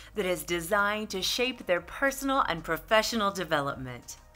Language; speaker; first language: English; native; English